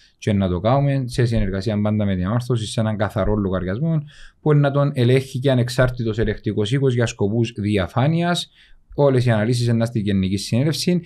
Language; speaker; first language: Greek; native; Greek